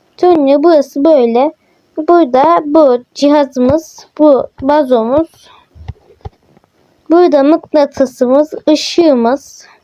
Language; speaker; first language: Turkish; native; Turkish